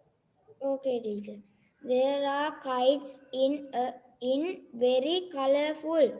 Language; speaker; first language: English; non-native, learner; Sinhala